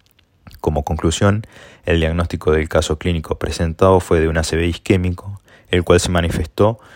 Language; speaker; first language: Spanish; native; Spanish